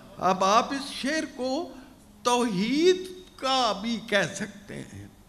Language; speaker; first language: Urdu; non-native, local second language; Punjabi